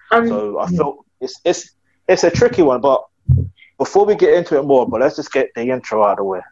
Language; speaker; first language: English; native; English